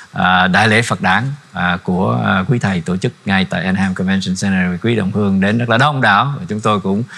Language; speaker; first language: Vietnamese; native; Vietnamese